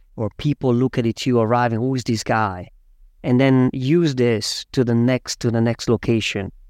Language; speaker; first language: English; non-native, fluent; Italian